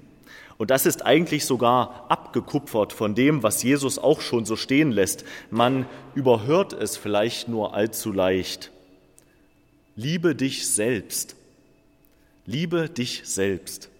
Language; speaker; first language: German; native; German